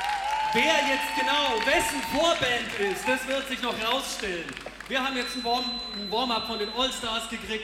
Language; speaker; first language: German; native; German